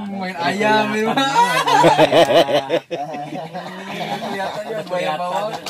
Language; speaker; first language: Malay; non-native, local second language; Sundanese